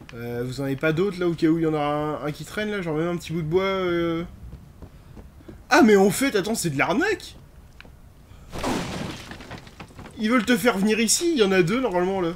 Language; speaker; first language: French; native; French